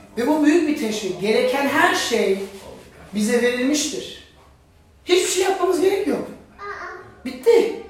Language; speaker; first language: Turkish; non-native, fluent; German